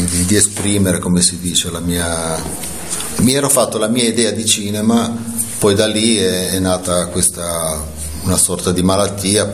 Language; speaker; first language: Italian; native; Italian